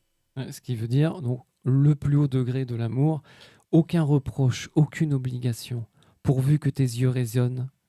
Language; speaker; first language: French; native; French